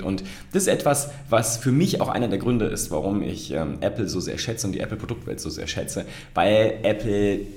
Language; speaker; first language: German; native; German